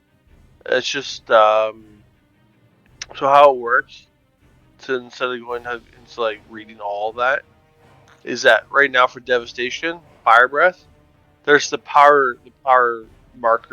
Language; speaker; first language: English; native; English